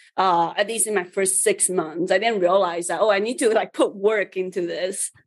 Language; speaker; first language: English; early bilingual, other home language; Chinese